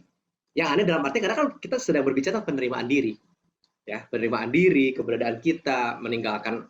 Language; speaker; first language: Indonesian; native; Indonesian